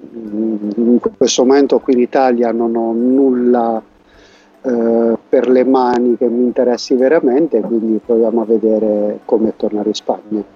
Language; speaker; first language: Italian; native; Italian